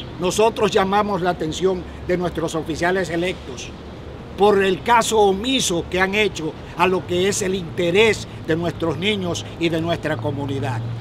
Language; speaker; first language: Spanish; native; Spanish